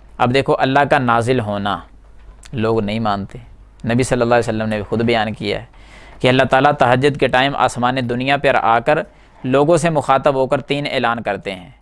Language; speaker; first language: Urdu; native; Urdu